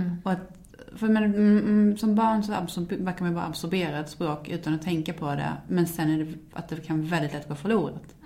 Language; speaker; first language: Swedish; native; Swedish